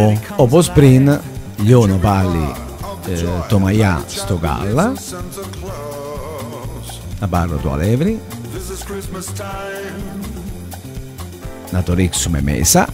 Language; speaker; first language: Greek; non-native, learner; Italian